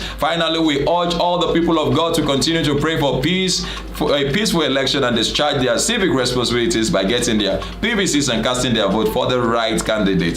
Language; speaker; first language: English; non-native, local second language; Yoruba